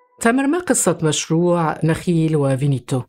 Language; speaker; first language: Arabic; native; Arabic